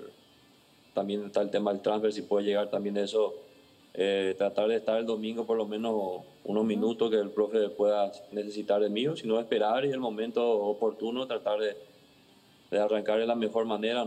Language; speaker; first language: Spanish; native; Spanish